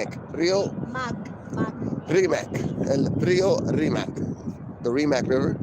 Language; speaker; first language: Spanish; non-native, learner; English